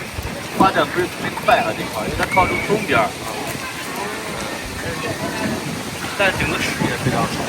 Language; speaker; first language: Chinese; native; Chinese